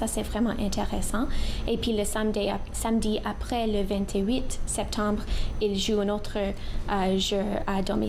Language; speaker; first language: French; non-native, local second language; English